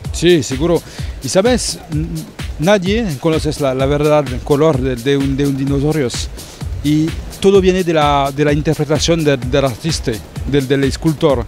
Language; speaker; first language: Spanish; non-native, fluent; French